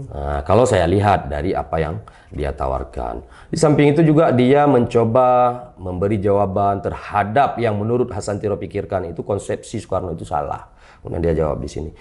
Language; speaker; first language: Indonesian; non-native, local second language; Achinese